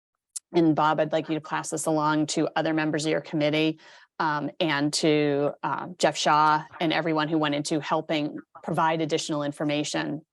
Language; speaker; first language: English; native; English